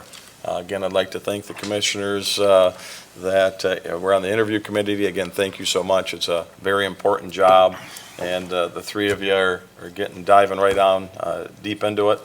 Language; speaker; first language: English; native; English